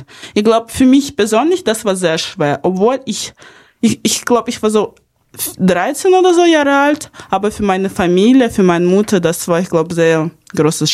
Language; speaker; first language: German; non-native, fluent; Ukrainian